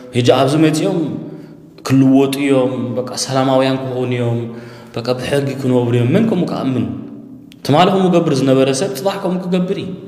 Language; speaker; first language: Tigrinya; early bilingual, heritage; Tigrinya